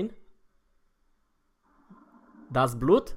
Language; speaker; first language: German; non-native, fluent; Romanian